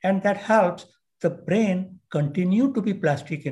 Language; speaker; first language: English; non-native, local second language; Marathi